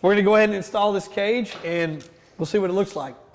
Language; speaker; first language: English; native; English